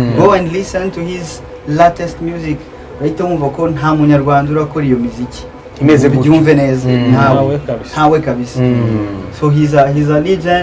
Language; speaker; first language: Kinyarwanda; native; Kinyarwanda